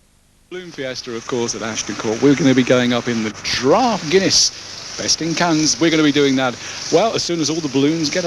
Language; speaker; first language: English; native; English